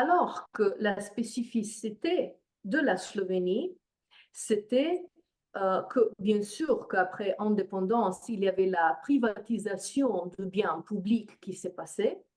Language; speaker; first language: French; non-native, fluent; Slovenian